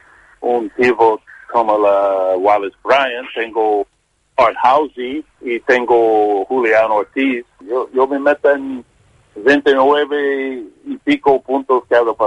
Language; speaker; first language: Spanish; non-native, learner; English